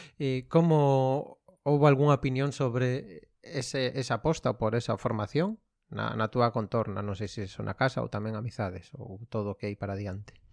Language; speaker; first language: Galician; non-native, local second language; Spanish